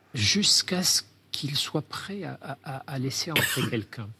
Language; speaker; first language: French; native; French